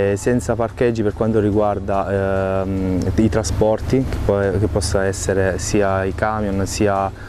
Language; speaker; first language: Italian; native; Italian